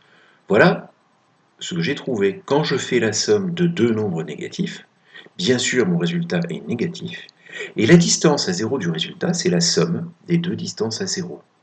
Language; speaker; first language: French; native; French